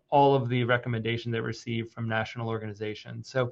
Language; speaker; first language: English; native; English